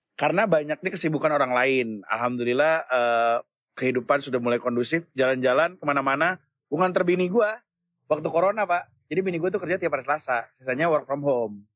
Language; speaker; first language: Indonesian; native; Indonesian